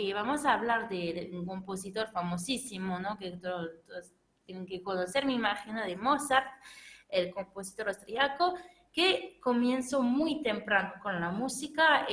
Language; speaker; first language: Spanish; non-native, fluent; French